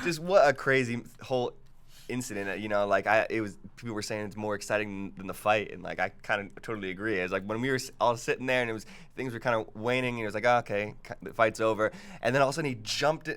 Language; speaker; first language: English; native; English